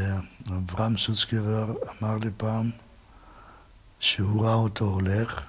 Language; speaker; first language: Hebrew; non-native, fluent; Yiddish